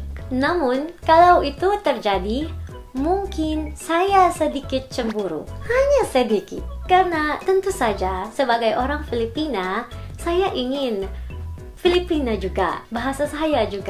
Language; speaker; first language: Indonesian; non-native, learner; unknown